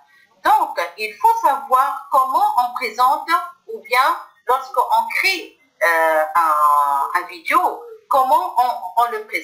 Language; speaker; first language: French; non-native, local second language; Arabic